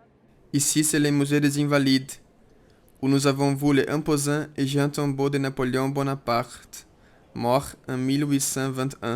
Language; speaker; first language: French; non-native, learner; Portuguese